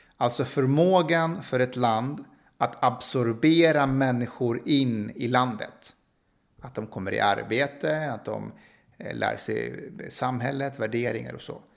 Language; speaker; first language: Swedish; early bilingual, other home language; Persian